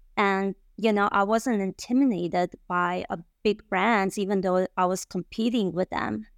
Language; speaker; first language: English; non-native, fluent; Bosnian